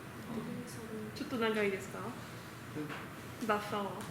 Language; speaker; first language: Japanese; non-native, learner; French